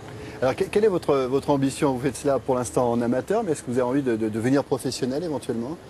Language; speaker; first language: French; native; French